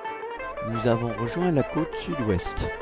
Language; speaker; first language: French; native; French